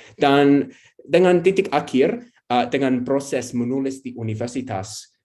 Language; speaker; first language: Indonesian; non-native, fluent; English